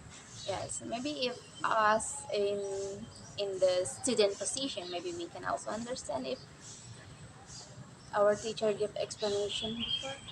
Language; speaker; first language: English; non-native, learner; Indonesian